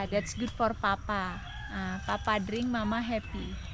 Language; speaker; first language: English; non-native, learner; Balinese